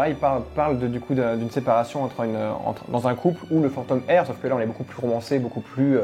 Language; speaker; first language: French; native; French